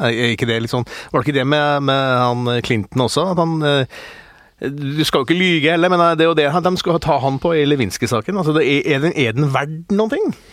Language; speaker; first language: Norwegian; native; Norwegian